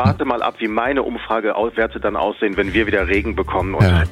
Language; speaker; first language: German; native; German